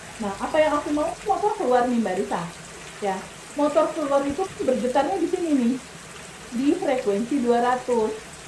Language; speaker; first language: Indonesian; native; Indonesian